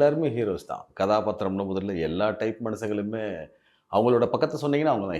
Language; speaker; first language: Tamil; native; Tamil